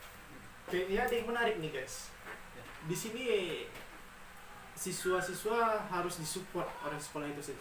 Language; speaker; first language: Indonesian; native; Indonesian